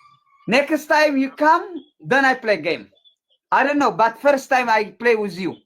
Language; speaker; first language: English; non-native, learner; Tigrinya